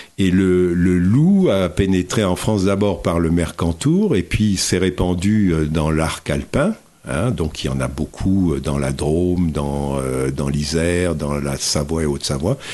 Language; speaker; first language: French; native; French